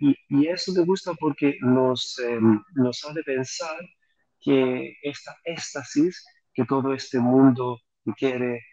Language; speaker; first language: Spanish; non-native, fluent; Greek